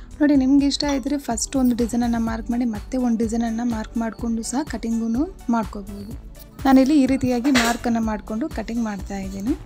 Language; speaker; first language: Kannada; native; Kannada